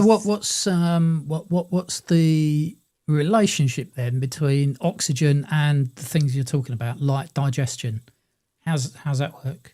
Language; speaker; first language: English; native; English